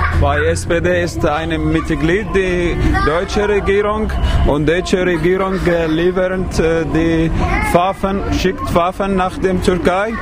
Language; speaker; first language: German; non-native, learner; Kurdish